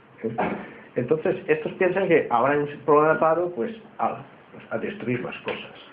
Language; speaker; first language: Spanish; native; Spanish